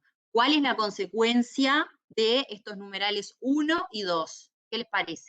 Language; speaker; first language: Spanish; native; Spanish